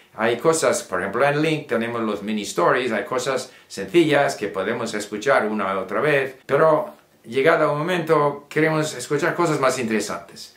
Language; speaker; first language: Spanish; non-native, fluent; English